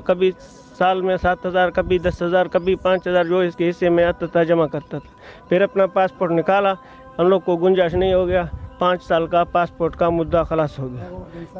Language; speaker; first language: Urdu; non-native, local second language; Baluchi